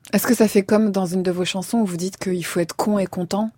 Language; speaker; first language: French; native; French